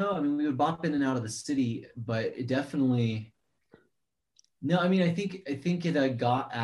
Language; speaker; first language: English; native; English